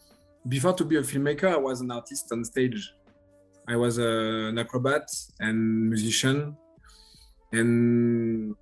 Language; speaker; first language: English; non-native, learner; French